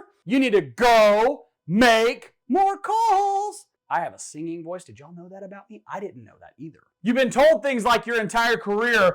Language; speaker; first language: English; native; English